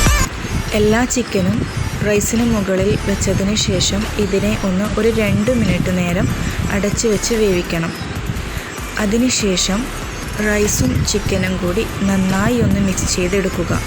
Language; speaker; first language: Malayalam; native; Malayalam